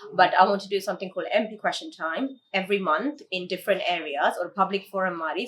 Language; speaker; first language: English; early bilingual, other home language; Tamil